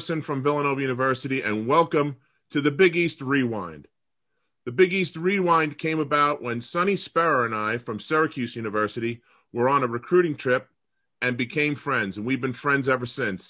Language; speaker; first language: English; native; English